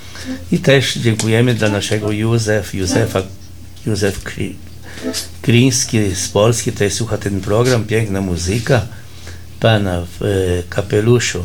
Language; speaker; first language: Polish; early bilingual, heritage; Polish